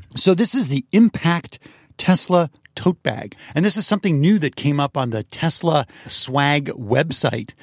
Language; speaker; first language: English; native; English